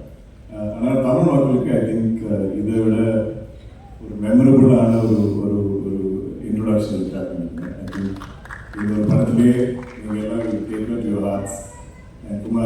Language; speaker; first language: Tamil; non-native, fluent; Malayalam